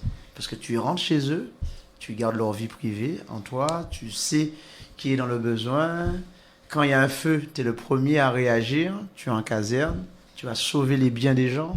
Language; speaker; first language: French; native; French